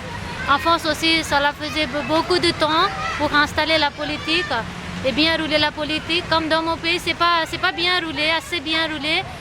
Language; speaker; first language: French; non-native, fluent; Nepali